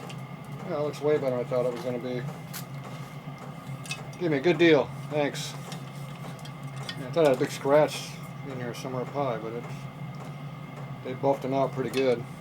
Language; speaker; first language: English; native; English